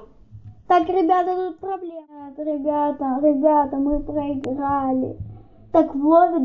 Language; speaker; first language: Russian; native; Russian